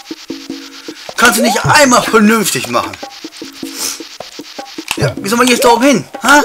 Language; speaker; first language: German; native; German